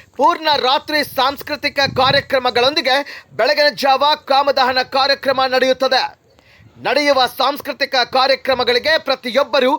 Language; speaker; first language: Kannada; non-native, local second language; Lambadi